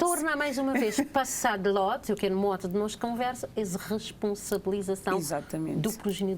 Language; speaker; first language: Portuguese; non-native, local second language; Kabuverdianu